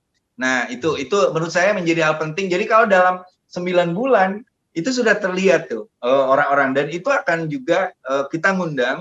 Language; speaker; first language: Indonesian; native; Indonesian